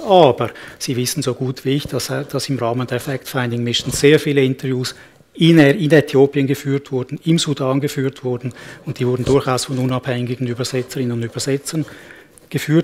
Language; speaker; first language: German; native; German